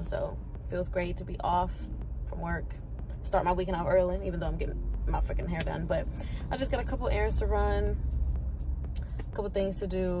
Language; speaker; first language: English; native; English